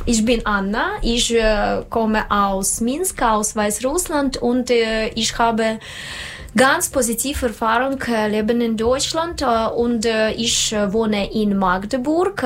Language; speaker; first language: German; non-native, learner; Russian